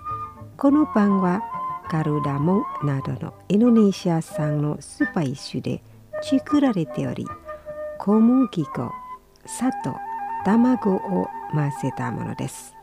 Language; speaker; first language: Japanese; non-native, fluent; Indonesian